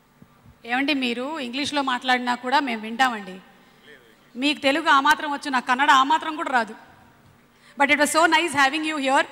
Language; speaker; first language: Telugu; native; Telugu